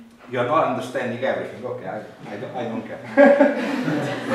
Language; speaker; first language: English; non-native, fluent; Italian